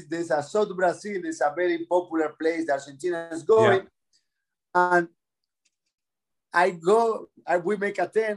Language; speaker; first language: English; non-native, learner; Spanish